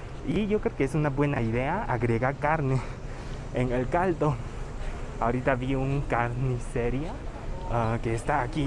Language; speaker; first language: Spanish; non-native, fluent; Chinese